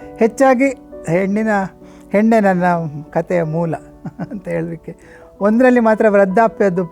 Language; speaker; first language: Kannada; native; Kannada